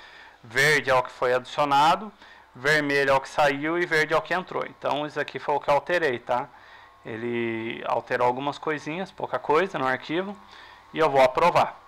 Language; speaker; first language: Portuguese; native; Portuguese